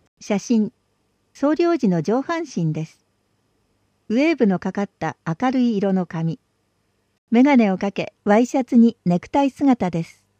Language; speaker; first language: Japanese; native; Japanese